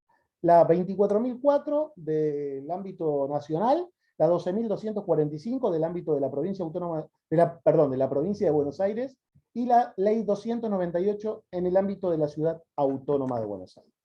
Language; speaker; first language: Spanish; native; Spanish